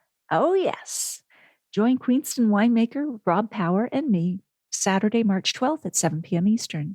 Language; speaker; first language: English; native; English